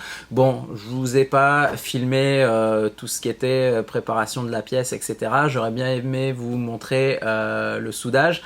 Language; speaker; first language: French; native; French